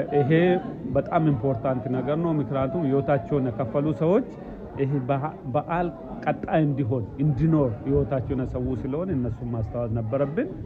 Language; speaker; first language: Amharic; non-native, local second language; Oromo